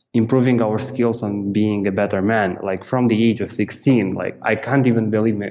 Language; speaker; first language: English; non-native, fluent; Romanian